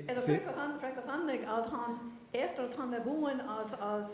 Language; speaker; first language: Icelandic; non-native, fluent; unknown